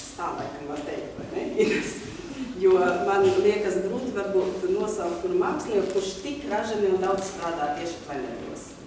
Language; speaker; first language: Latvian; native; Latvian